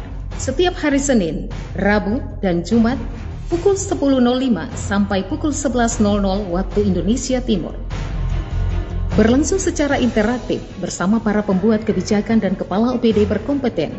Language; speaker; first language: Indonesian; native; Indonesian